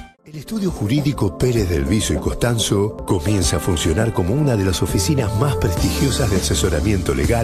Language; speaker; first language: Spanish; native; Spanish